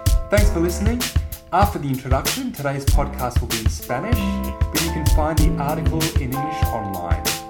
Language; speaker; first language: English; native; English